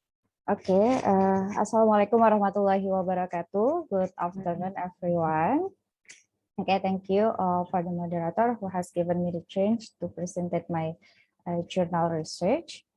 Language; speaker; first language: English; non-native, fluent; Indonesian